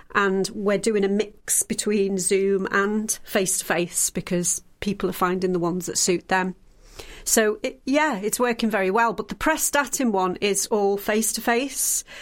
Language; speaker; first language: English; native; English